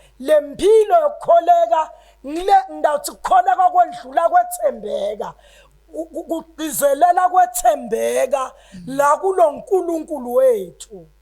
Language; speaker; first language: Zulu; non-native, local second language; Swati